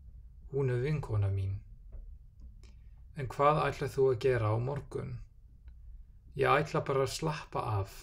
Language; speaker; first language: Icelandic; non-native, fluent; English